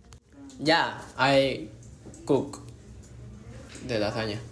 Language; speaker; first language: English; non-native, learner; Spanish